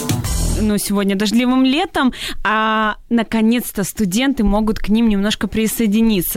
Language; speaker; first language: Russian; non-native, local second language; Ukrainian